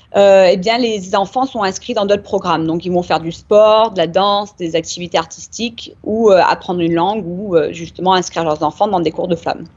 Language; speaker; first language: French; native; French